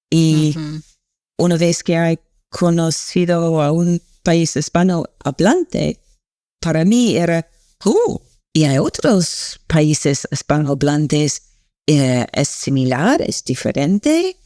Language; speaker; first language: Spanish; non-native, learner; English